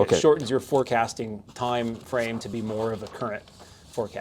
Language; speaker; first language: English; native; English